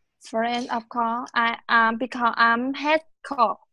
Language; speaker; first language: English; non-native, learner; Vietnamese